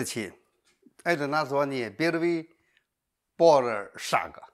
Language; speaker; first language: Russian; non-native, learner; Chinese